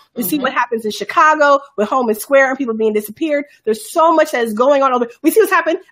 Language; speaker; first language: English; native; English